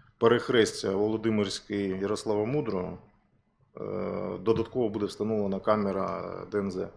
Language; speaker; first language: Ukrainian; native; Ukrainian